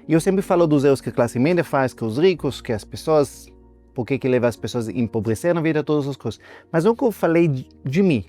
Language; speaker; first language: Portuguese; non-native, fluent; Hebrew